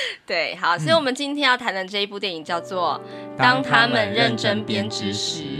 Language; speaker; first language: Chinese; native; Chinese